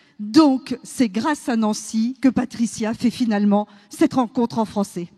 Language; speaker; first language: French; native; French